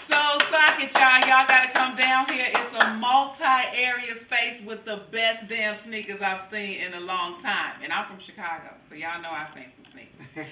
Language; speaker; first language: English; native; English